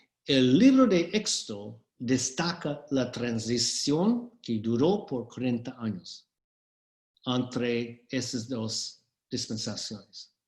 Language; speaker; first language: Spanish; non-native, fluent; English